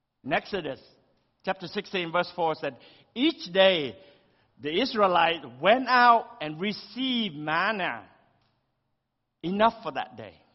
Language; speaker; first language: English; early bilingual, other home language; Vietnamese